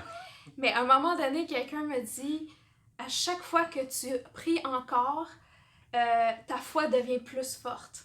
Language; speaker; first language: French; native; French